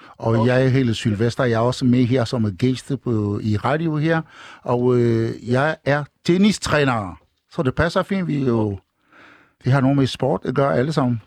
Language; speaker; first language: Danish; non-native, fluent; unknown